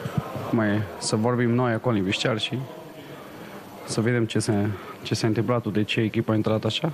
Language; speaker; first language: Romanian; non-native, learner; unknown